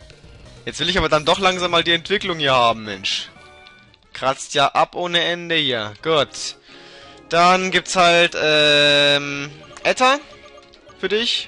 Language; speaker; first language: German; native; German